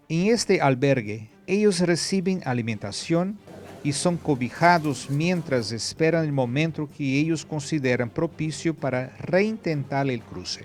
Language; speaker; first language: Spanish; non-native, fluent; Portuguese